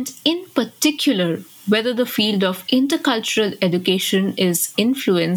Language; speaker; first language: English; non-native, local second language; Bangla